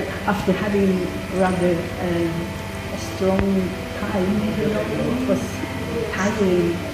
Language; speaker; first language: English; non-native, fluent; French